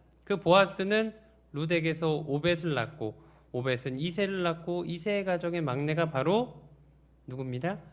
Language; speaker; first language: Korean; native; Korean